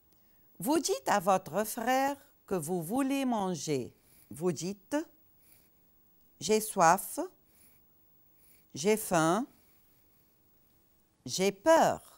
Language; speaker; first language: French; non-native, fluent; Arabic